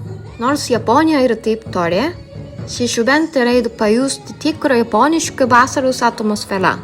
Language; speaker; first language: Lithuanian; non-native, learner; Japanese